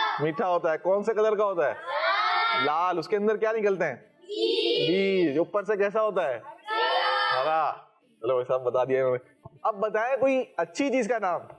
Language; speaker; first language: Urdu; native; Urdu